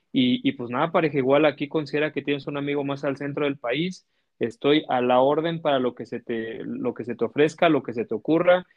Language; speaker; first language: Spanish; native; Spanish